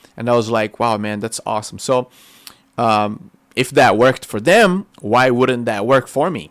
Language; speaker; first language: English; non-native, fluent; Portuguese